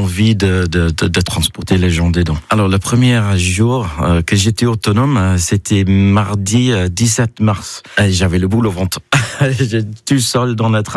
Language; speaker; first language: French; non-native, fluent; English